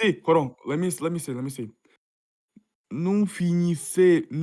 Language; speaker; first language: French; non-native, learner; Russian